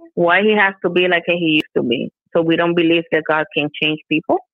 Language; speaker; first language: English; non-native, fluent; Spanish